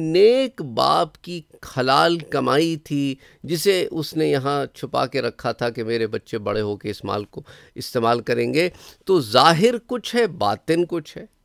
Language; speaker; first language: Urdu; native; Urdu